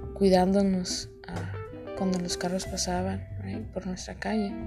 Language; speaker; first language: Spanish; early bilingual, heritage; Spanish